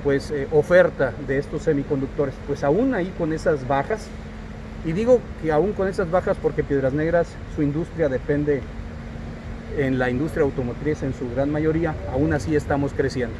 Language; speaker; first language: Spanish; native; Spanish